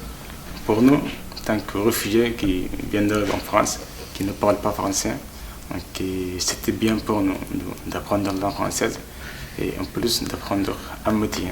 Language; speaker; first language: French; non-native, learner; Arabic